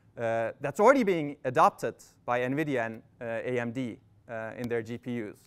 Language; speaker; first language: English; non-native, fluent; Turkish